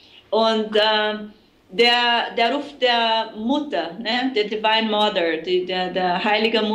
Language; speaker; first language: German; non-native, fluent; Portuguese